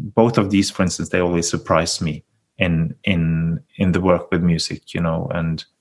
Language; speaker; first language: English; non-native, fluent; Norwegian